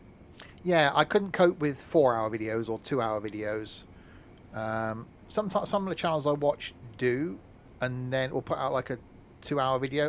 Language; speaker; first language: English; native; English